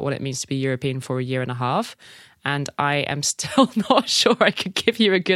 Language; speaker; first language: English; native; English